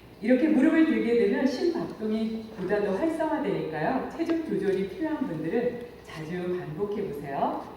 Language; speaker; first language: Korean; native; Korean